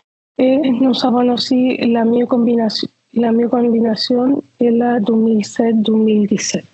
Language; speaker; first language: French; non-native, fluent; Spanish